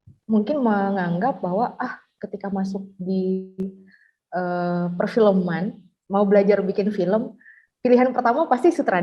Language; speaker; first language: Indonesian; native; Indonesian